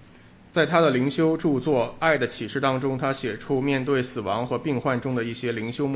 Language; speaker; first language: Chinese; non-native, local second language; Cantonese